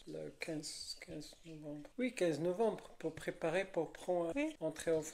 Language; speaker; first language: French; non-native, learner; Arabic